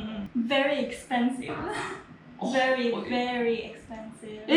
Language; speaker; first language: English; non-native, fluent; Hebrew